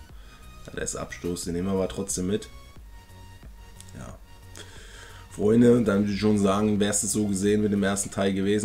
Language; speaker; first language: German; native; German